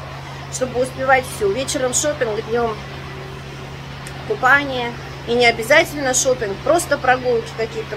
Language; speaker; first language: Russian; native; Russian